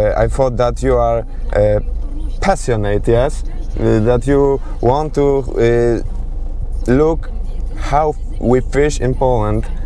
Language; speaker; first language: English; non-native, learner; Polish